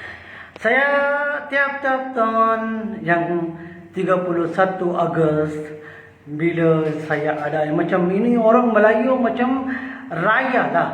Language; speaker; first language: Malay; non-native, learner; Urdu